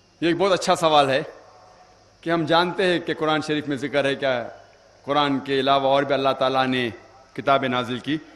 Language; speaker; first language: Urdu; non-native, local second language; Konkani